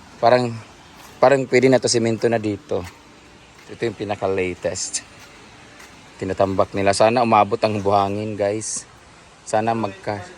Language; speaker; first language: Filipino; non-native, local second language; Cebuano